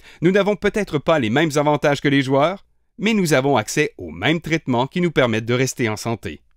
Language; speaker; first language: French; native; French